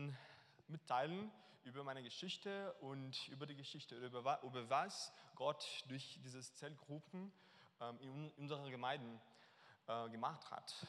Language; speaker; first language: German; non-native, learner; Portuguese